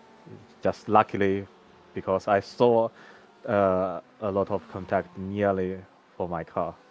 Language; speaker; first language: English; non-native, learner; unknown